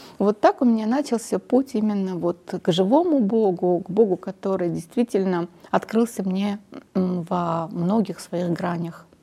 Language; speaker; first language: Russian; non-native, local second language; Armenian